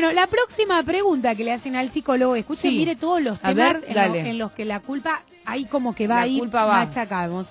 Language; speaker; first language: Spanish; native; Spanish